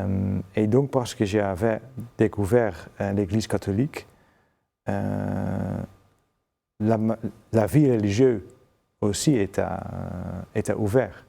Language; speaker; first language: French; non-native, fluent; Dutch